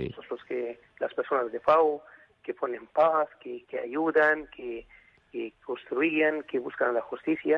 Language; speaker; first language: Spanish; non-native, fluent; Arabic